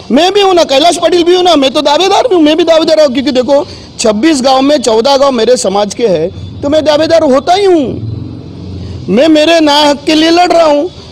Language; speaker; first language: Hindi; non-native, local second language; Marathi